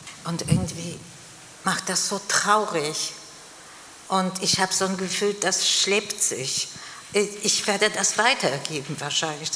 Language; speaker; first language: German; non-native, fluent; Polish